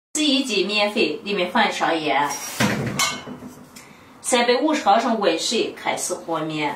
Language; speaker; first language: Chinese; native; Chinese